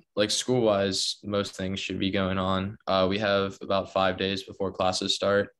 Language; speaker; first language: English; native; English